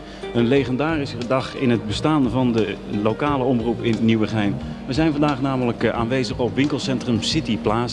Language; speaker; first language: Dutch; native; Dutch